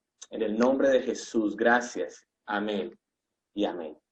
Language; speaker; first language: Spanish; native; Spanish